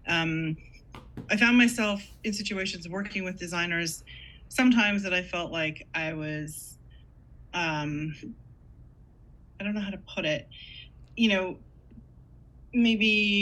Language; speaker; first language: English; native; English